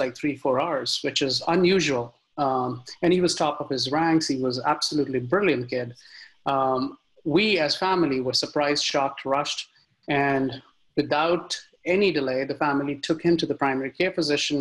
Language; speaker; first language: English; non-native, local second language; Hindi